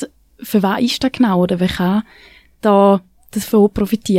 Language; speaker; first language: German; native; German